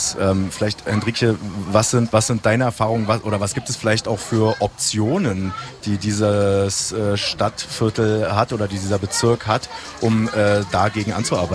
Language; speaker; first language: German; native; German